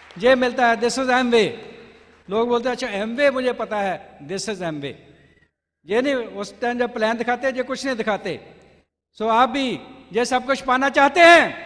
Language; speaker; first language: Hindi; non-native, local second language; Punjabi